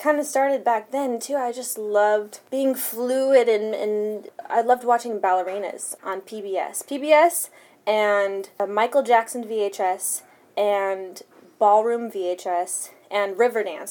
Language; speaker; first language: English; early bilingual, other home language; Spanish